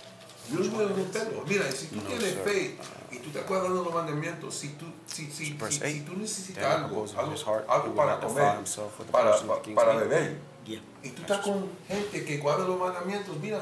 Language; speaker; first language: Spanish; non-native, fluent; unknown